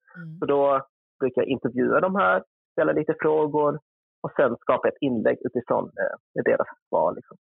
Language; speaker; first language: Swedish; early bilingual, other home language; Vietnamese